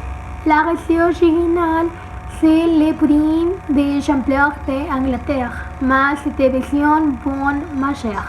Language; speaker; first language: French; non-native, learner; Spanish